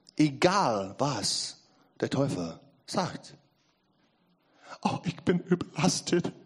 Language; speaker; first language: German; non-native, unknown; English